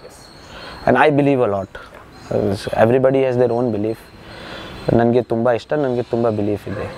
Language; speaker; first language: Kannada; non-native, learner; Nepali